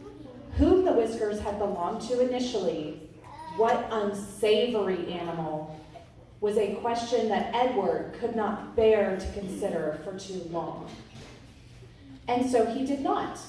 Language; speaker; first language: English; native; English